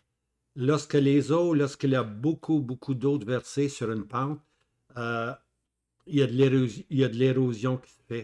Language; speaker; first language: French; native; French